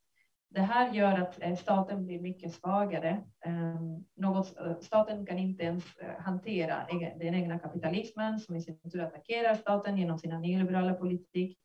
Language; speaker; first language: Swedish; non-native, fluent; Spanish